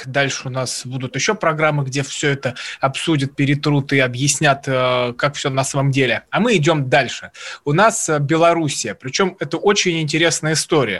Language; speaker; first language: Russian; native; Russian